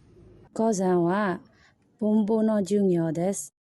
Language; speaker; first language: Japanese; non-native, learner; Burmese